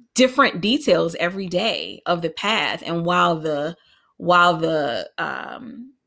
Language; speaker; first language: English; native; English